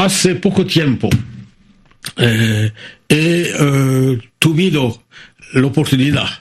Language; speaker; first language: Spanish; non-native, fluent; French